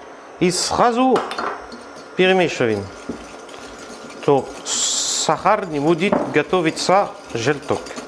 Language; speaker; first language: Russian; non-native, learner; French